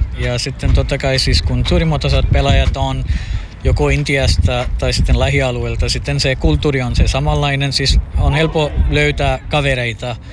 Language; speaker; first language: Finnish; non-native, fluent; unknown